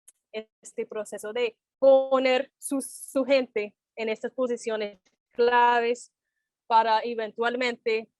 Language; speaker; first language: Spanish; non-native, fluent; English